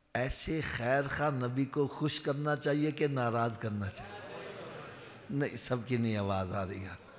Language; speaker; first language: Urdu; native; Urdu